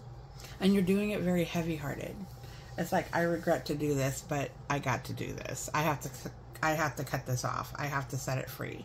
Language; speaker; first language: English; native; English